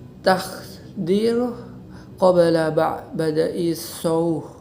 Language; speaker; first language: Arabic; non-native, learner; Indonesian